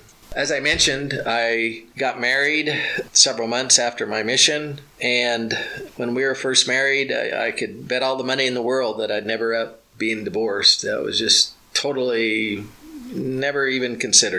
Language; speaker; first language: English; native; English